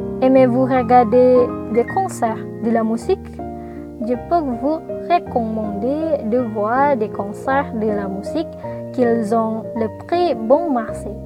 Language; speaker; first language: French; non-native, learner; Indonesian